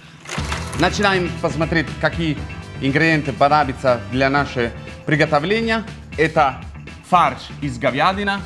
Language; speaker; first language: Russian; non-native, fluent; Italian